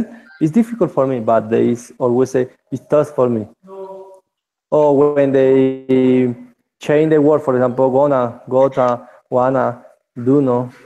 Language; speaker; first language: English; non-native, learner; Spanish